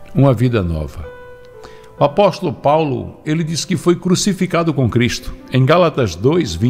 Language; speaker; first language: Portuguese; native; Portuguese